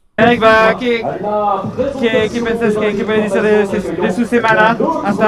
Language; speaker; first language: Spanish; non-native, learner; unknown